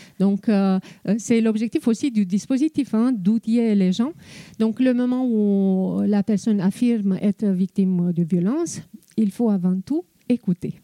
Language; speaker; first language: French; non-native, fluent; Romanian